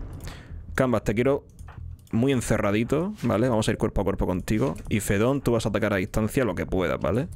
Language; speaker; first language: Spanish; native; Spanish